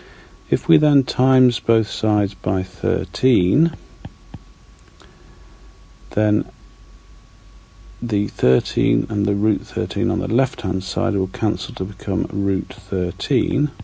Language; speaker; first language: English; native; English